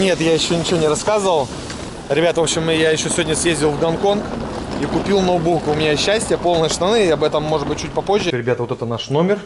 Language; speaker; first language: Russian; native; Russian